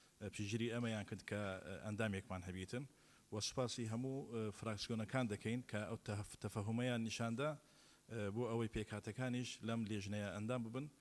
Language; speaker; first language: Central Kurdish; non-native, local second language; Azerbaijani